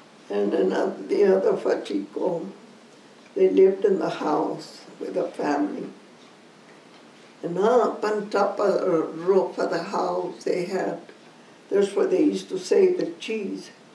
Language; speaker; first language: English; early bilingual, other home language; Spanish